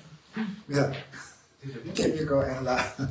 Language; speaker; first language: Spanish; non-native, learner; Italian